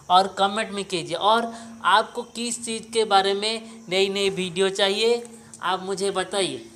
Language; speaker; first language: Hindi; non-native, local second language; Odia